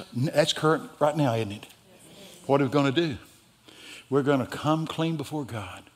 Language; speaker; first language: English; native; English